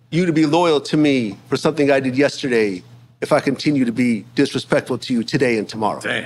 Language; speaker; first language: English; native; English